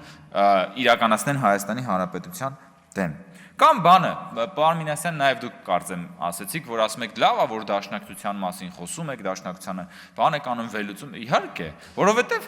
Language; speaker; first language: Armenian; native; Armenian